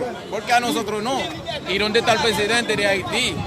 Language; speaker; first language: Spanish; non-native, fluent; Haitian Creole